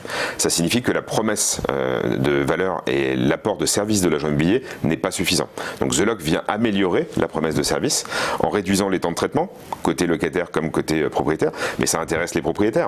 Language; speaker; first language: French; native; French